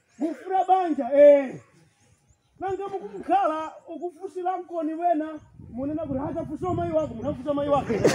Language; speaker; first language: Nyanja; non-native, local second language; Tumbuka